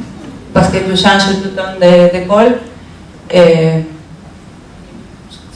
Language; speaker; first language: French; non-native, learner; Spanish